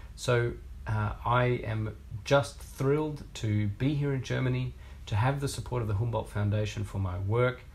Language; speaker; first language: English; native; English